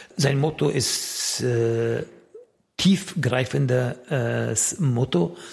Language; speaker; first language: German; non-native, fluent; Arabic